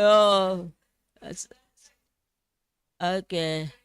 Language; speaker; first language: English; non-native, fluent; Indonesian